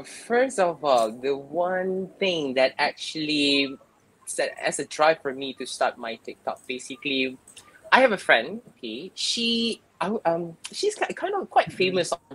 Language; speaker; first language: English; non-native, local second language; Malay